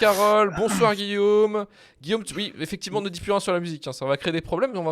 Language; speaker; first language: French; native; French